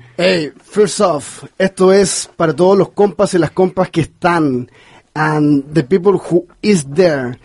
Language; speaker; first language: Spanish; native; Spanish